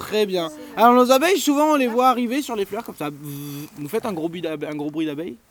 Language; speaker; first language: French; native; French